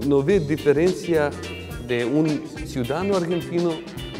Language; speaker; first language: Spanish; non-native, fluent; Serbian